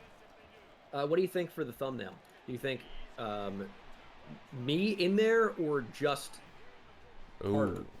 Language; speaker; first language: English; native; English